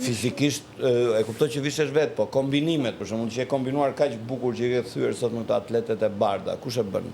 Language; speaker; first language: Albanian; native; Albanian